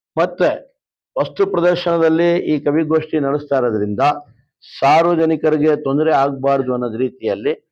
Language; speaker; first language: Kannada; non-native, local second language; Urdu